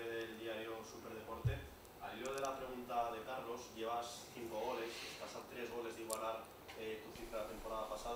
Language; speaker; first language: Spanish; native; Spanish